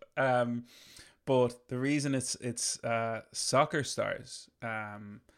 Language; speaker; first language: English; native; English